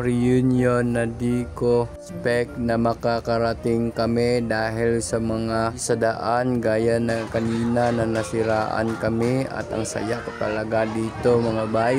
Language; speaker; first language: Filipino; non-native, local second language; Cebuano